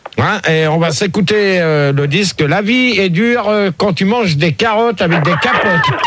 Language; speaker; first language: French; native; French